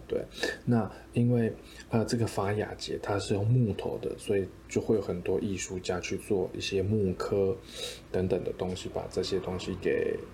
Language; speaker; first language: Chinese; native; Chinese